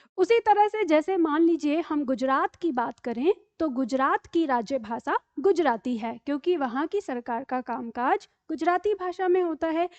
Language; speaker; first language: Hindi; native; Hindi